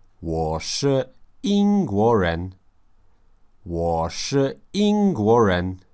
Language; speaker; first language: Chinese; non-native, learner; Russian